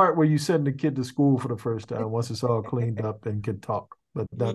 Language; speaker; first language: English; native; English